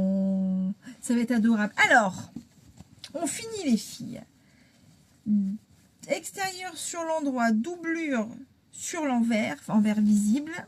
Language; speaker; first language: French; native; French